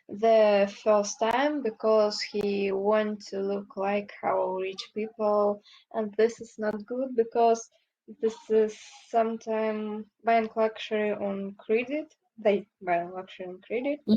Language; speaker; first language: English; non-native, learner; Russian